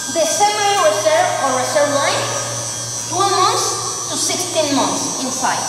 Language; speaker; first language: English; non-native, fluent; Spanish